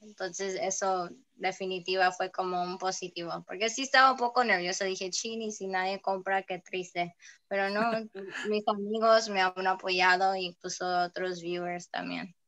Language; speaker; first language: Spanish; early bilingual, heritage; English